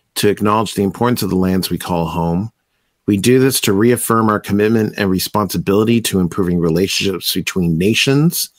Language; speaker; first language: English; native; English